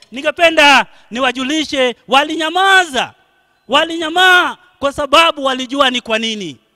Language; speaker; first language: Swahili; non-native, local second language; Luo (Kenya and Tanzania)